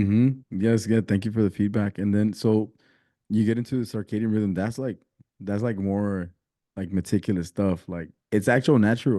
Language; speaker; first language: English; early bilingual, other home language; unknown